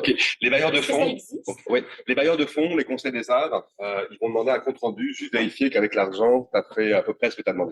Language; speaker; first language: French; native; French